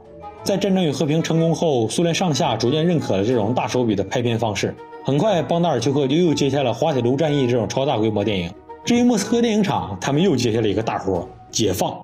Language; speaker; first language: Chinese; native; Chinese